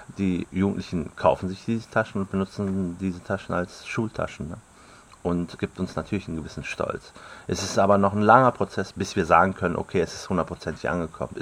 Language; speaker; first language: German; native; German